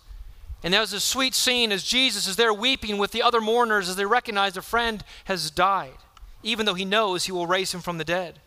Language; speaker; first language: English; native; English